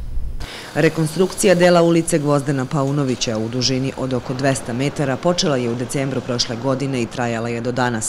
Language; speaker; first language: Serbian; native; Serbian